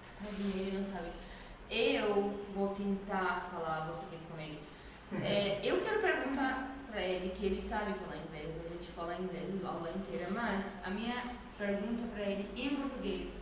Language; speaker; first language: Portuguese; non-native, learner; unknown